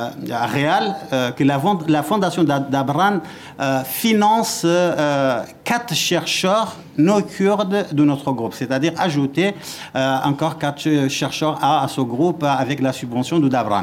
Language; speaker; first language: French; non-native, fluent; Kurdish